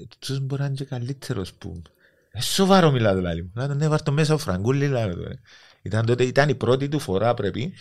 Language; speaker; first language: Greek; native; Greek